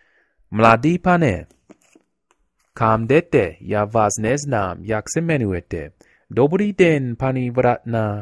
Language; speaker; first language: Czech; non-native, learner; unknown